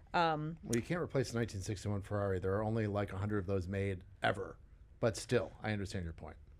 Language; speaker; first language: English; native; English